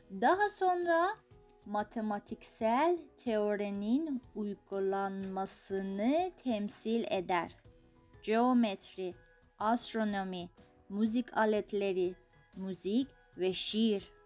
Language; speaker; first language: Turkish; non-native, fluent; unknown